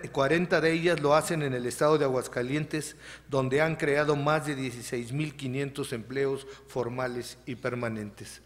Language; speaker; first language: Spanish; native; Spanish